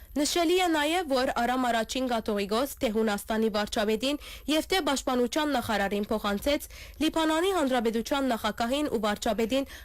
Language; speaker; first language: Armenian; early bilingual, heritage; Armenian